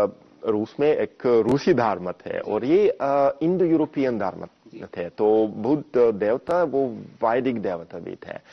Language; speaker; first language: Hindi; non-native, fluent; Russian